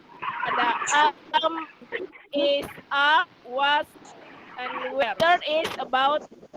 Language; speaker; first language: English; non-native, learner; Indonesian